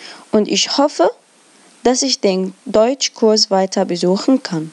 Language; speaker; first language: German; non-native, fluent; Arabic